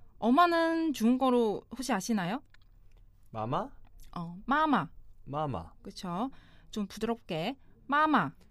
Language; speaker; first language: Korean; non-native, fluent; Chinese